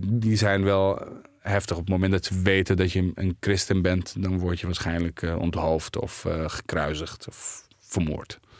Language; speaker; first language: Dutch; early bilingual, other home language; Arabic